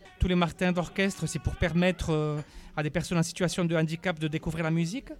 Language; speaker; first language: French; native; French